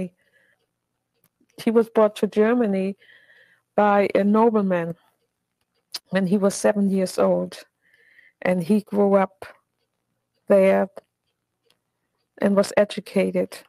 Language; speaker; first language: English; non-native, fluent; German